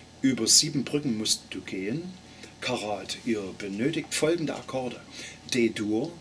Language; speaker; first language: German; native; German